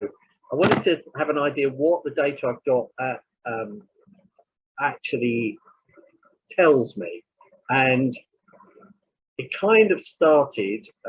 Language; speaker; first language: English; native; English